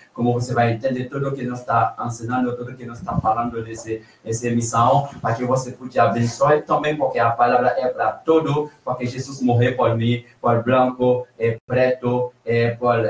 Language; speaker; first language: Portuguese; non-native, learner; Haitian Creole